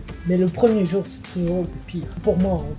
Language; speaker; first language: French; native; French